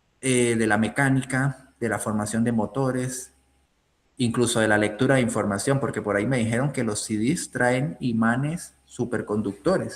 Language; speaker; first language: Spanish; native; Spanish